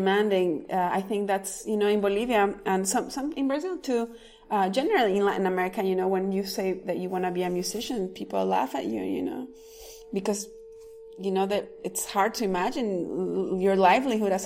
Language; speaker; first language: English; non-native, fluent; Spanish